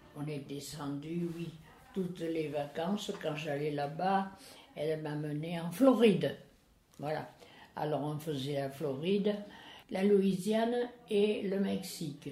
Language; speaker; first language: French; native; French